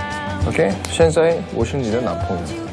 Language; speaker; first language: Chinese; non-native, learner; Korean